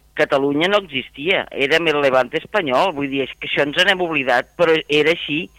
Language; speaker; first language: Catalan; native; Catalan